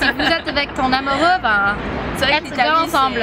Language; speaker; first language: French; non-native, fluent; English